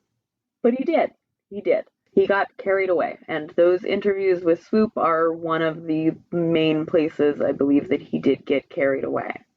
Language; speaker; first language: English; native; English